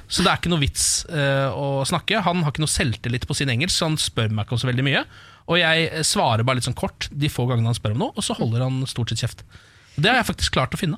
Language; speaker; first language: Norwegian; native; Norwegian